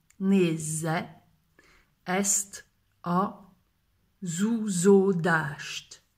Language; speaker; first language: French; native; French